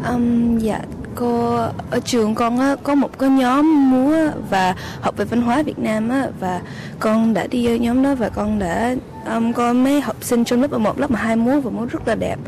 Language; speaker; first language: Vietnamese; early bilingual, heritage; English